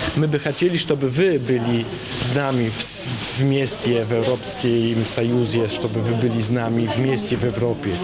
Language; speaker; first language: Russian; non-native, learner; Polish